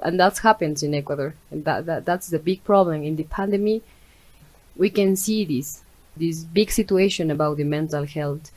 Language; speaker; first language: English; non-native, learner; Spanish